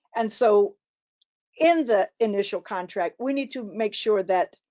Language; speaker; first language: English; early bilingual, other home language; Spanish